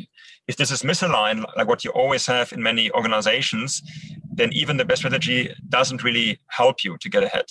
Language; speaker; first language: English; non-native, fluent; German